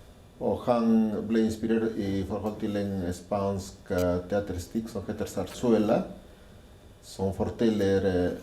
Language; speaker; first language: Norwegian; non-native, learner; Spanish